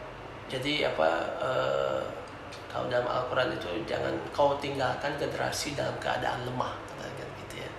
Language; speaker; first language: Indonesian; native; Indonesian